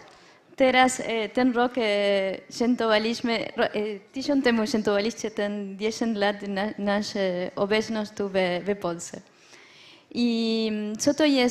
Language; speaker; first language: Polish; non-native, learner; French